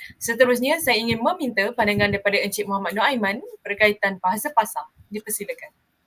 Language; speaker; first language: Malay; native; Malay